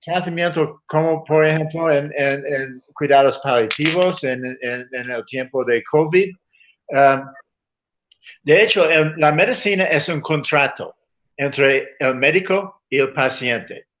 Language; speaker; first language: Spanish; non-native, fluent; English